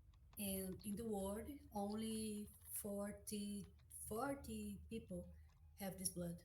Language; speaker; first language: English; non-native, learner; Portuguese